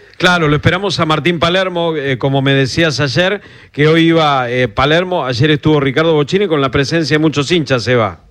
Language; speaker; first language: Spanish; native; Spanish